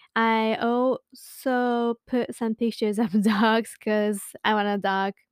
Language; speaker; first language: English; non-native, fluent; Japanese